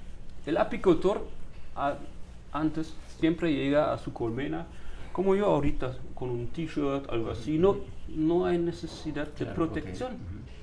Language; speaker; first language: Spanish; non-native, fluent; German